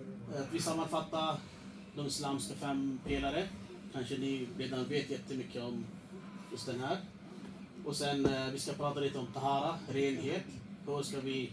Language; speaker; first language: Swedish; non-native, fluent; Urdu